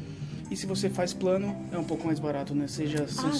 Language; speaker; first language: Portuguese; native; Portuguese